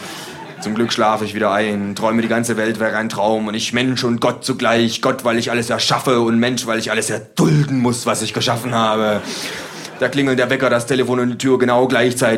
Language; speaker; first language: German; native; German